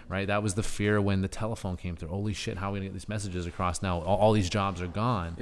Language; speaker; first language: English; native; English